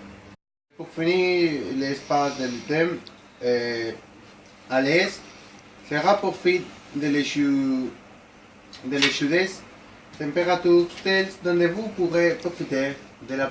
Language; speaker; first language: French; non-native, learner; Spanish